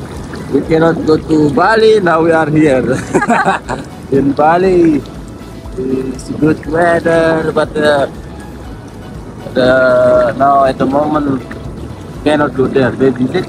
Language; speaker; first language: English; non-native, learner; Indonesian